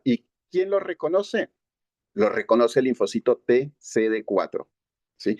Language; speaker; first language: Spanish; native; Spanish